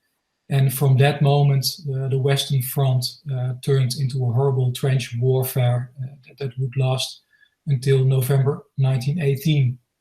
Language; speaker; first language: English; non-native, fluent; Dutch